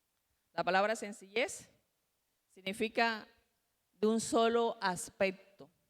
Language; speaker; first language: Spanish; native; Spanish